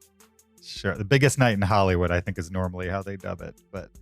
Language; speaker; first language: English; native; English